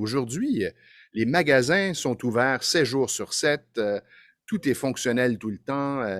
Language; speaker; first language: French; native; French